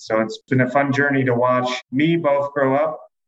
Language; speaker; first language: English; native; English